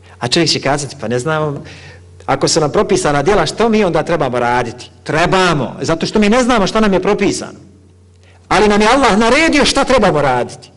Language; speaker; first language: Bosnian; native; Bosnian